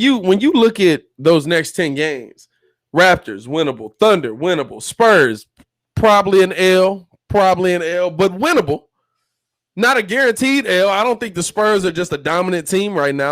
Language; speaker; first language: English; native; English